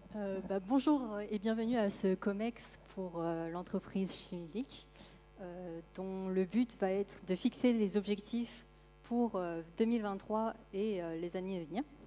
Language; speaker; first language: French; native; French